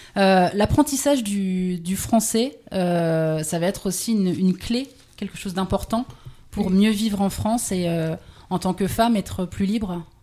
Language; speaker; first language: French; native; French